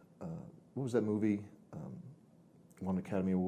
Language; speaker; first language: English; native; English